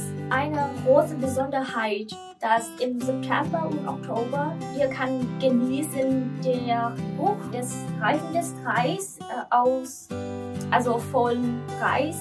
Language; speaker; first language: German; non-native, learner; Vietnamese